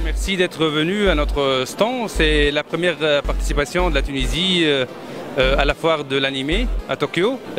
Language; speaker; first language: French; non-native, local second language; Arabic